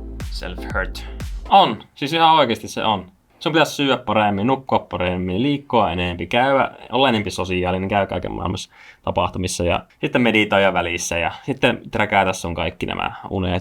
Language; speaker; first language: Finnish; native; Finnish